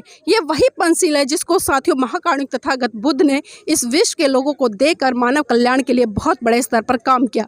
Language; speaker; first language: Hindi; native; Hindi